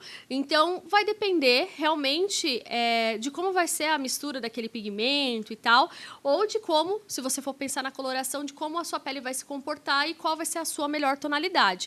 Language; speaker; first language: Portuguese; native; Portuguese